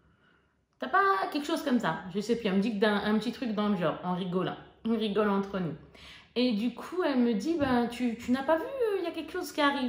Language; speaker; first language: French; native; French